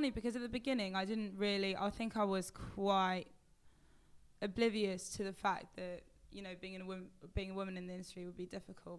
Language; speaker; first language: English; native; English